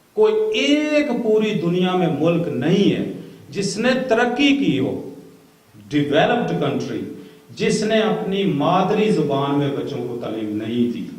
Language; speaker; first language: Urdu; non-native, local second language; Punjabi